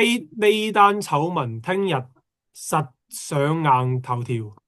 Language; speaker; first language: Chinese; native; Chinese